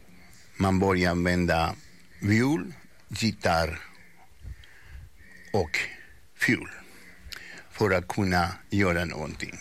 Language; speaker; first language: Swedish; non-native, fluent; Spanish